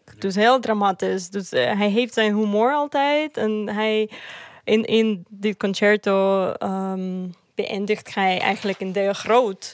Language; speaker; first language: Dutch; non-native, fluent; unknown